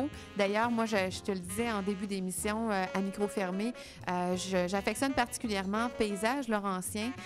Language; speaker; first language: French; native; French